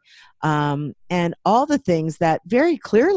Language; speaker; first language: English; native; English